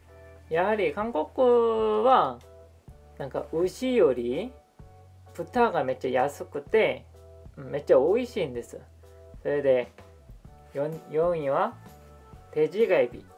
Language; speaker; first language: Japanese; non-native, fluent; Korean